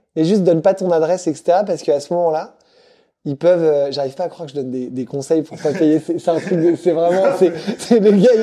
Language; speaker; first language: French; native; French